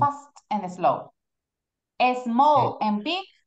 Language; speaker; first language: English; non-native, fluent; Spanish